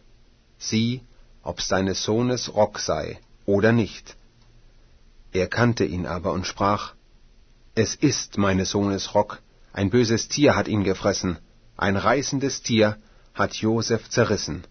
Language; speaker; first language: German; native; German